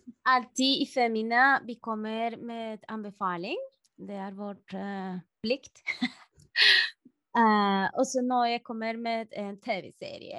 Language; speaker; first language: Norwegian; non-native, fluent; Spanish